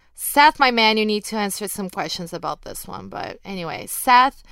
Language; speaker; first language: English; non-native, fluent; Portuguese